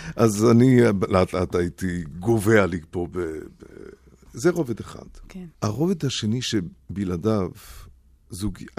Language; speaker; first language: Hebrew; non-native, fluent; German